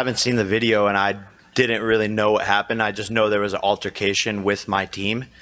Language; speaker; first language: English; native; English